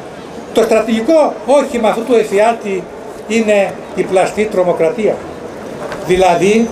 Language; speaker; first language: Greek; native; Greek